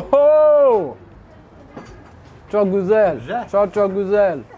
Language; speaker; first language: Turkish; non-native, learner; Italian